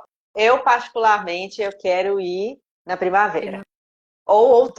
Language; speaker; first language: Portuguese; non-native, fluent; Japanese